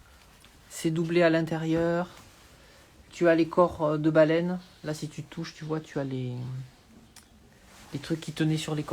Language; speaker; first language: French; native; French